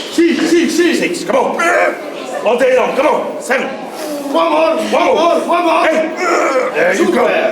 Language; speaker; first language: English; non-native, learner; Italian